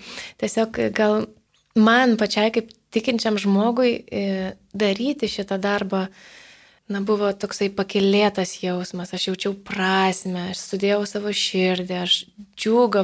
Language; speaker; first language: Lithuanian; native; Lithuanian